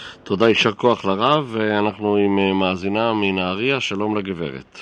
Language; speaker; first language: Hebrew; native; Hebrew